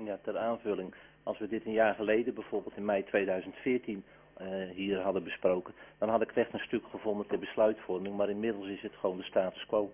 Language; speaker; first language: Dutch; native; Dutch